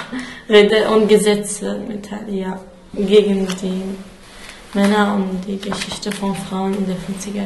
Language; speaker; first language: German; non-native, fluent; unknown